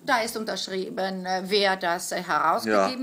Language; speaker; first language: German; non-native, fluent; Greek